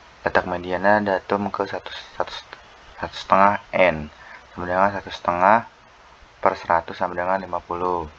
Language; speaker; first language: Indonesian; native; Indonesian